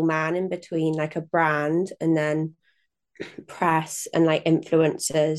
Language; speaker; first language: English; native; English